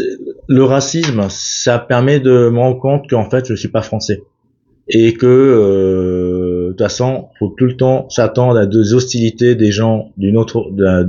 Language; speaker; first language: French; early bilingual, other home language; Korean